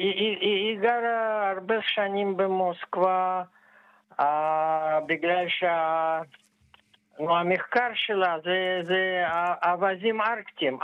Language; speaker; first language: Hebrew; non-native, fluent; Russian